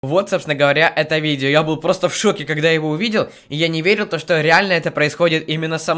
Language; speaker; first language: Russian; native; Russian